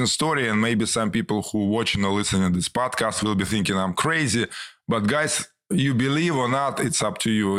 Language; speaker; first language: English; non-native, fluent; Ukrainian